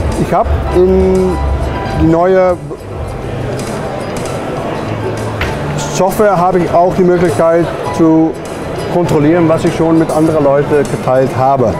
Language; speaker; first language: German; non-native, fluent; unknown